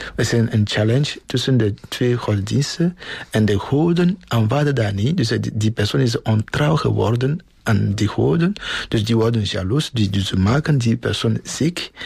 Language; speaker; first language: Dutch; non-native, fluent; Ewe